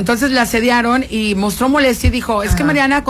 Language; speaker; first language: Spanish; native; Spanish